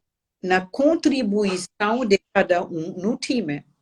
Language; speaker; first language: Portuguese; non-native, fluent; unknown